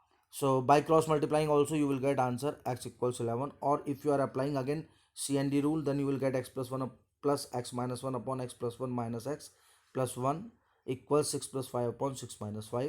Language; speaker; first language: English; non-native, local second language; Hindi